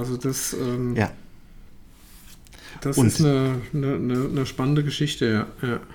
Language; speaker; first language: German; native; German